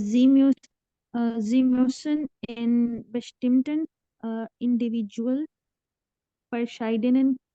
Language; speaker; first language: German; non-native, learner; Urdu